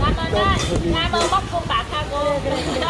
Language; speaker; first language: Korean; non-native, learner; Vietnamese